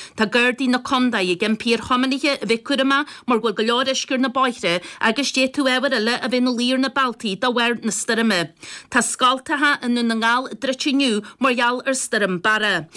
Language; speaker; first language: Irish; native; Irish